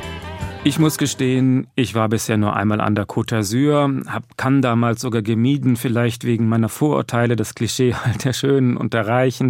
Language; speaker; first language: German; native; German